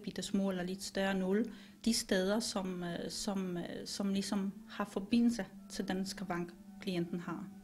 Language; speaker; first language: Danish; non-native, fluent; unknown